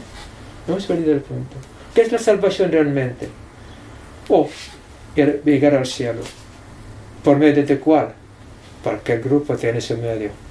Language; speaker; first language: Spanish; non-native, fluent; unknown